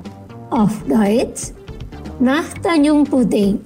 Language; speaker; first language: German; non-native, fluent; Indonesian